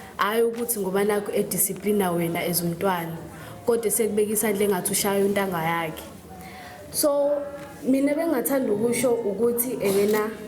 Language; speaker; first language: Zulu; native; Zulu